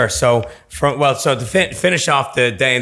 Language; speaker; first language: English; native; English